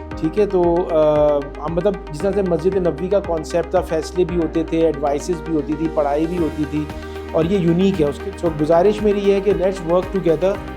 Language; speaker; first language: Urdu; native; Urdu